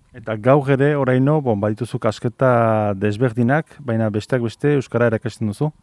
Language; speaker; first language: Basque; native; Basque